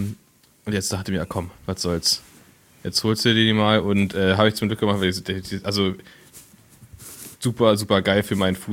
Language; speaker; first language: German; native; German